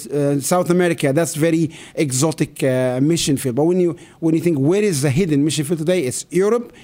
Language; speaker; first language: English; non-native, fluent; Arabic